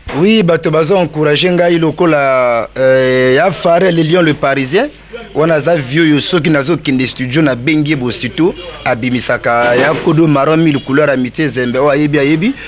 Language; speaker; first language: Lingala; native; Lingala